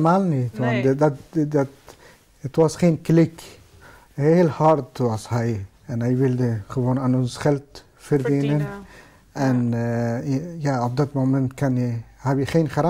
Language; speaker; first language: Dutch; non-native, fluent; Persian